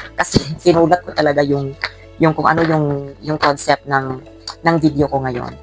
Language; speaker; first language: Filipino; non-native, local second language; Cebuano